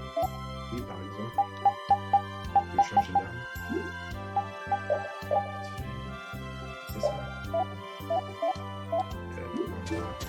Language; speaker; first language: French; native; French